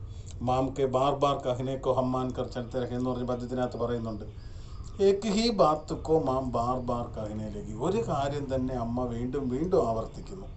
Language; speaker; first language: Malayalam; native; Malayalam